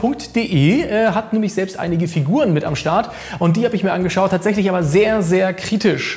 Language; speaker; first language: German; native; German